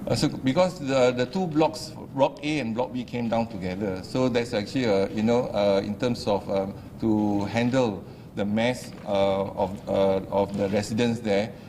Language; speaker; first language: English; non-native, local second language; Malay